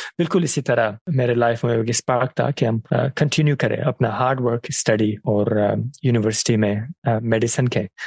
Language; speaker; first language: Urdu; non-native, fluent; Persian